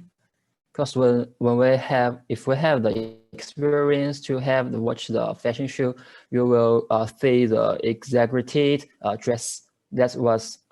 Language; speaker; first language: English; non-native, learner; Chinese